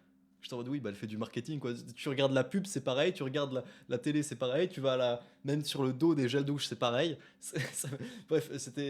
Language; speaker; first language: French; native; French